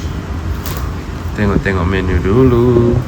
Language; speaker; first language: Malay; native; Malay